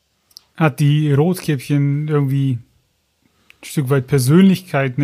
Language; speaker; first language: German; native; German